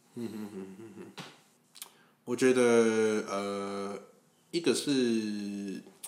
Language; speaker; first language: Chinese; non-native, local second language; Cantonese